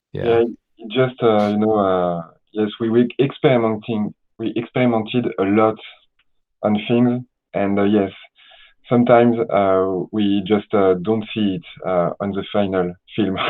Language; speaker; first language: English; non-native, learner; French